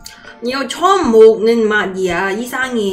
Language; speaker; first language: Korean; non-native, learner; Cantonese